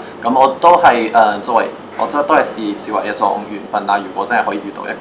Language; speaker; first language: Cantonese; native; Cantonese